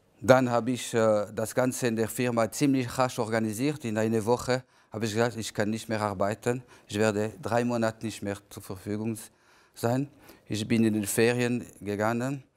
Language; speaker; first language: German; non-native, local second language; French